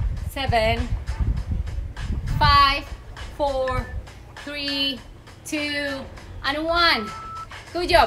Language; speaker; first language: English; non-native, fluent; Spanish